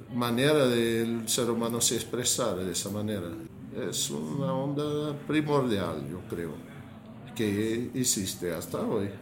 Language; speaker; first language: Spanish; non-native, fluent; English